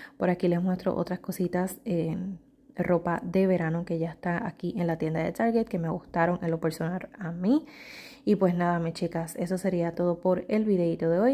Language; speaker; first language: Spanish; native; Spanish